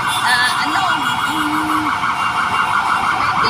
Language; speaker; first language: Filipino; non-native, local second language; Cebuano